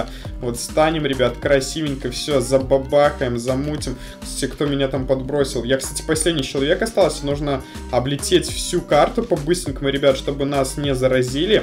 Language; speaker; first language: Russian; native; Russian